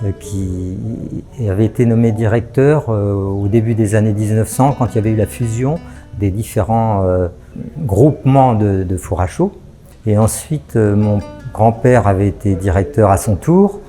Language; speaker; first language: French; native; French